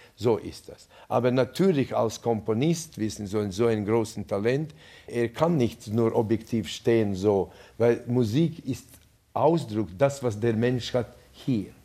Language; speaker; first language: German; non-native, fluent; Latvian